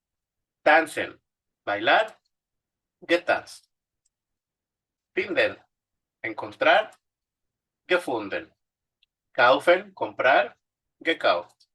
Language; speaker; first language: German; non-native, fluent; Spanish